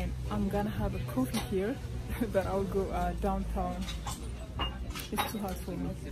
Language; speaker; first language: English; non-native, fluent; Amharic